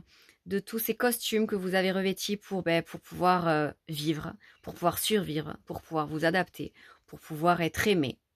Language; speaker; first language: French; native; French